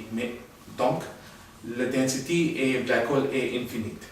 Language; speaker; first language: French; non-native, learner; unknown